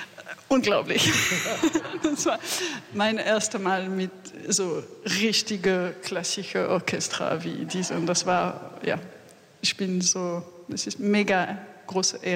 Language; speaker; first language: German; non-native, learner; French